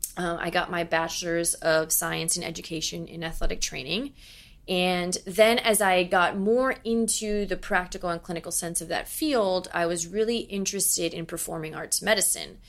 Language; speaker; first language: English; native; English